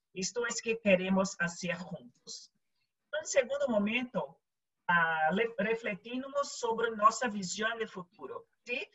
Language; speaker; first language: Portuguese; non-native, learner; Spanish